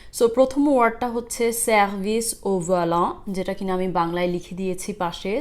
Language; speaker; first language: Bangla; early bilingual, heritage; Bangla